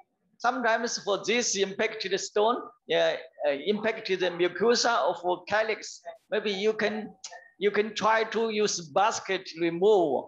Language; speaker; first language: English; non-native, learner; Chinese